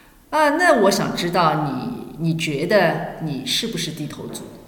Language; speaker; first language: Chinese; native; Chinese